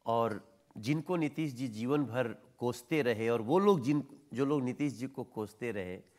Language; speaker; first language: Hindi; native; Hindi